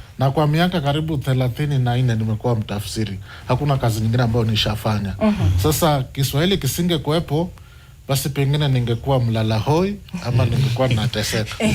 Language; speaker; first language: Swahili; non-native, local second language; Giryama